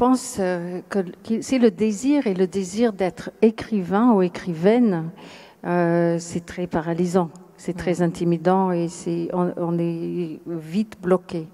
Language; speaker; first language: French; non-native, fluent; English